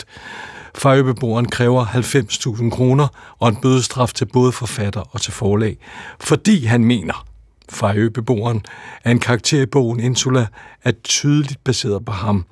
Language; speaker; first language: Danish; native; Danish